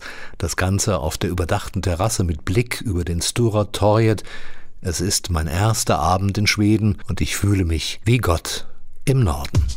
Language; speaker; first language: German; native; German